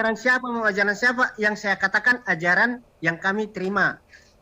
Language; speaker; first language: Indonesian; native; Indonesian